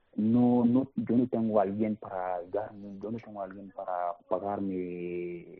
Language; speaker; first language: Spanish; non-native, learner; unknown